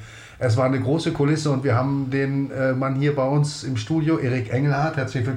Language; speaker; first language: German; native; German